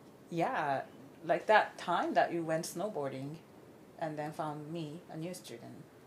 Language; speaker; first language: English; non-native, fluent; Japanese